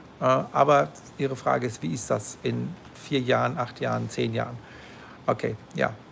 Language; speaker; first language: German; native; German